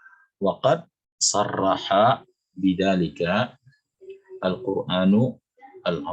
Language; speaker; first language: Arabic; non-native, fluent; Indonesian